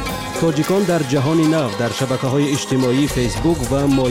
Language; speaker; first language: Persian; native; Persian